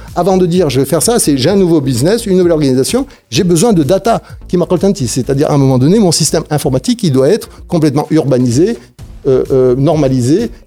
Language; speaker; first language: French; native; French